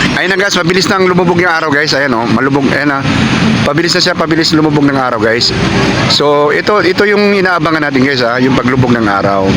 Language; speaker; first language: Filipino; non-native, local second language; Cebuano